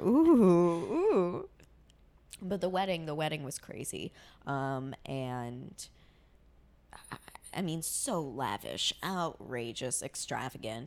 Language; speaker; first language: English; native; English